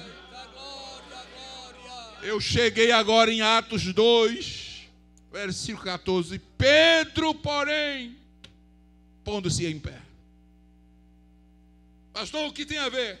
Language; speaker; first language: Portuguese; native; Portuguese